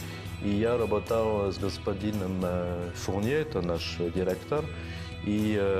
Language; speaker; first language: Russian; non-native, fluent; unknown